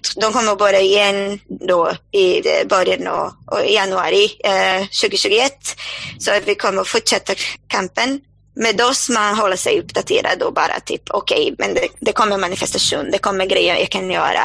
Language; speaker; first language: Swedish; non-native, fluent; Portuguese